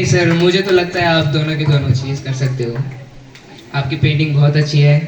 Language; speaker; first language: Hindi; native; Hindi